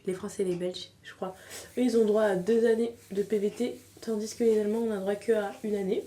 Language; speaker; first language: French; native; French